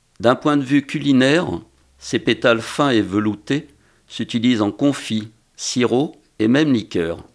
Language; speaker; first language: French; native; French